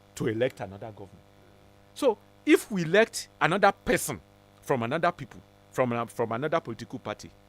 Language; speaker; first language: English; non-native, local second language; Yoruba